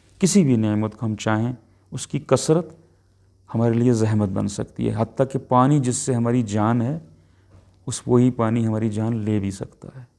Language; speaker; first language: Urdu; non-native, local second language; Pahari-Potwari